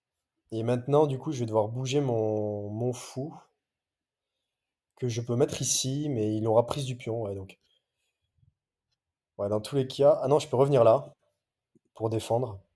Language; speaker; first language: French; native; French